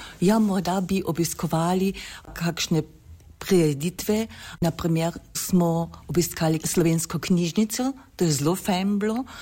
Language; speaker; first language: Slovenian; non-native, local second language; German